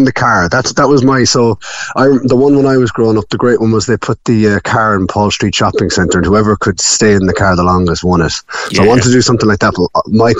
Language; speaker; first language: English; native; English